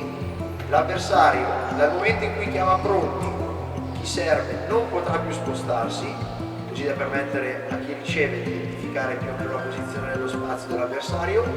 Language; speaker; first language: Italian; native; Italian